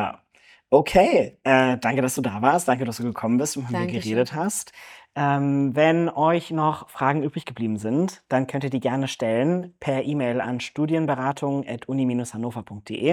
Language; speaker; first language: German; native; German